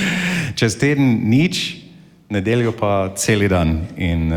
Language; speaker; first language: Slovenian; non-native, fluent; English